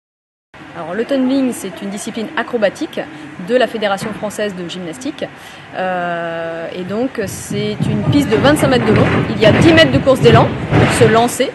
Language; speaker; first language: French; native; French